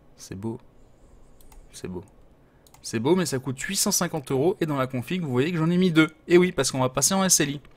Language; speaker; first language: French; native; French